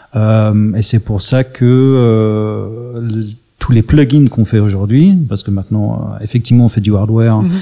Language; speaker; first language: French; early bilingual, other home language; English